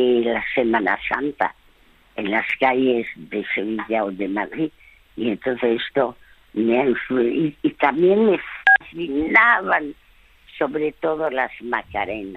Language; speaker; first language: Spanish; early bilingual, other home language; French